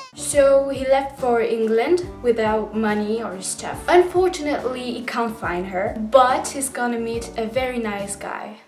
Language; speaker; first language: English; non-native, fluent; French